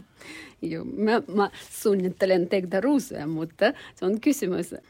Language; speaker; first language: Finnish; non-native, learner; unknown